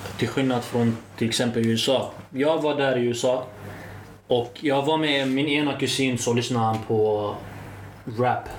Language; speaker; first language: Swedish; early bilingual, other home language; Arabic